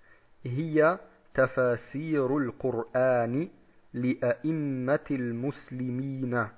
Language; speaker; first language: Arabic; non-native, fluent; German